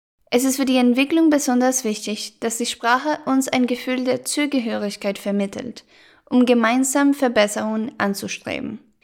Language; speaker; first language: German; non-native, fluent; Spanish